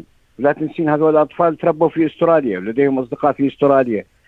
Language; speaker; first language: Arabic; native; Arabic